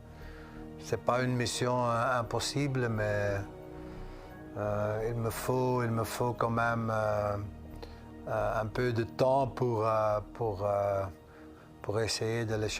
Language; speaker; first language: French; non-native, local second language; Dutch